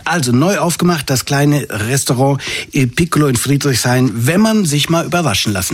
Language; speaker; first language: German; native; German